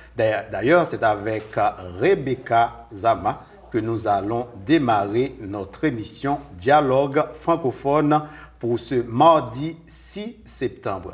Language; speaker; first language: French; non-native, local second language; Haitian Creole